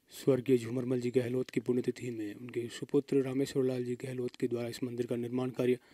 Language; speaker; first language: Hindi; native; Hindi